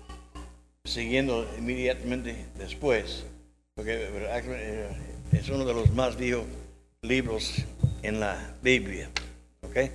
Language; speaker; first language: Spanish; non-native, learner; English